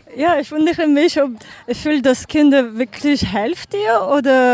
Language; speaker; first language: German; non-native, learner; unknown